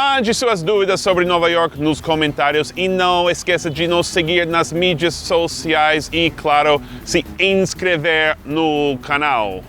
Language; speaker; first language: Portuguese; non-native, fluent; English